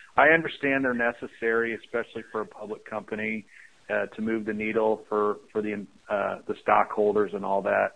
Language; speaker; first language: English; native; English